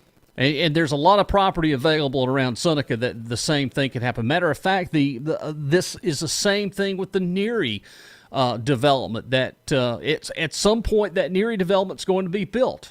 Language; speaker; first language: English; native; English